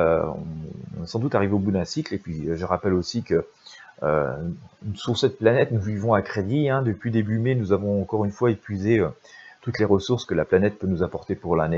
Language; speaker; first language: French; native; French